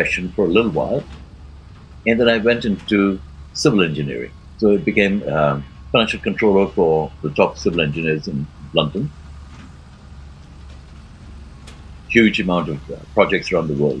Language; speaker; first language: English; non-native, local second language; Urdu